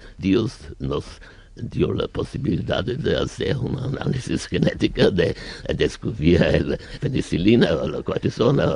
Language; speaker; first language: Spanish; non-native, learner; German